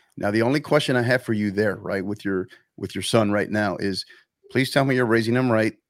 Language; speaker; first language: English; native; English